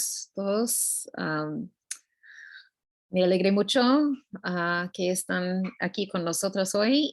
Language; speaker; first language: Spanish; non-native, learner; English